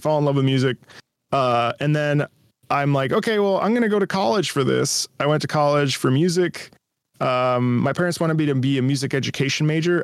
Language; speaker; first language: English; early bilingual, other home language; Italian